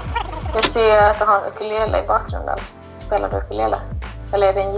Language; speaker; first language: Swedish; native; Swedish